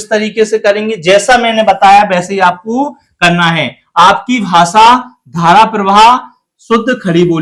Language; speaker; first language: Hindi; native; Hindi